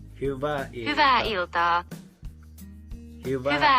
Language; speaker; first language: Finnish; non-native, learner; Filipino